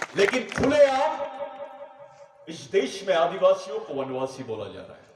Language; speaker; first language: Hindi; non-native, local second language; Marathi